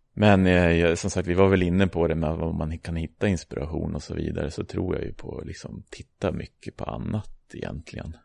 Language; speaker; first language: Swedish; native; Swedish